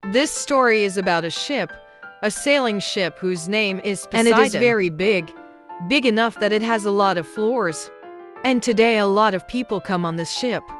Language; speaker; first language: English; non-native, local second language; Hindi